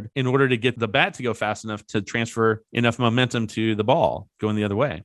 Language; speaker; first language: English; native; English